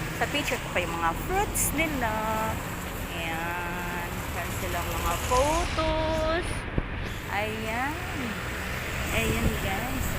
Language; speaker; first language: Filipino; non-native, local second language; Waray